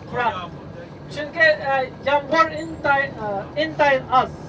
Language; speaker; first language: Turkish; non-native, learner; Uyghur